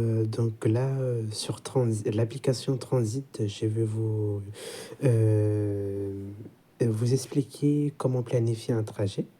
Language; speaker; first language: French; native; French